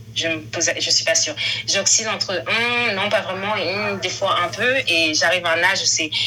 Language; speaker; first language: French; native; French